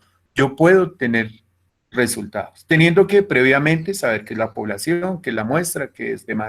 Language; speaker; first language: Spanish; native; Spanish